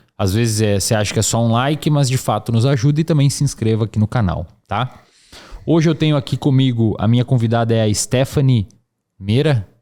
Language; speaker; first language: Portuguese; native; Portuguese